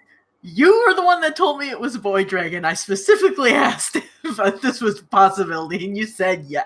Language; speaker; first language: English; native; English